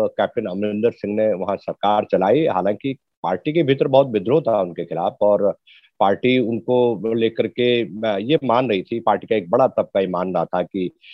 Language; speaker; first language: Hindi; native; Hindi